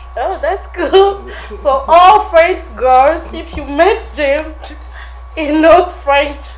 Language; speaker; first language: English; non-native, learner; French